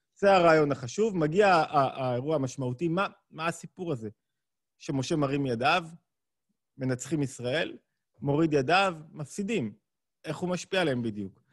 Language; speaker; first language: Hebrew; native; Hebrew